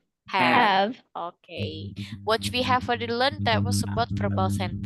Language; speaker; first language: English; non-native, fluent; Indonesian